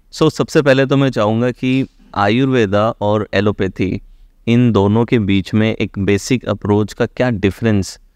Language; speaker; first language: Hindi; native; Hindi